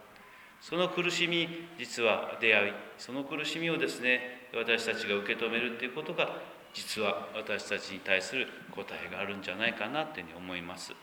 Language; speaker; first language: Japanese; native; Japanese